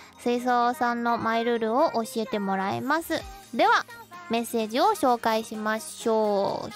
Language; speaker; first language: Japanese; non-native, fluent; Chinese